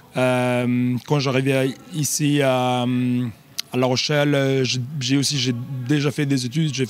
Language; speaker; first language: French; non-native, fluent; English